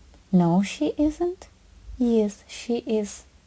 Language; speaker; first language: English; non-native, fluent; Ukrainian